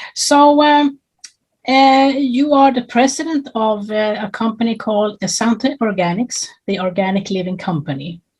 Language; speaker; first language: English; non-native, fluent; Swedish